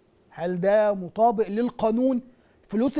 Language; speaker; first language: Arabic; native; Arabic